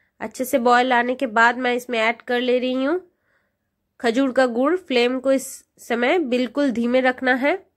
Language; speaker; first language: Hindi; non-native, local second language; Bangla